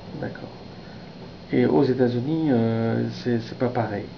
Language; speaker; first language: French; non-native, fluent; Bangla